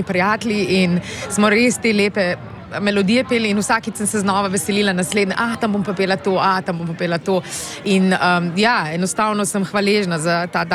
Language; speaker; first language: Slovenian; native; Slovenian